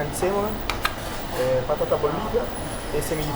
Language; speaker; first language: Italian; native; Italian